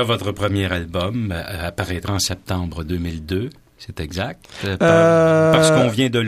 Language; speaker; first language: French; native; French